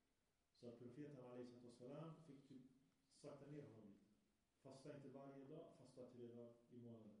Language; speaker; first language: Swedish; early bilingual, other home language; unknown